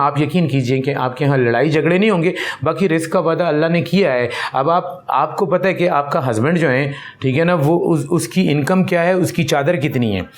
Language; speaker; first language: Urdu; non-native, local second language; Pashto